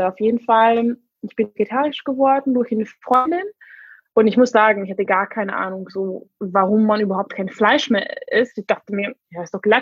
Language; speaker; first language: German; non-native, fluent; Hungarian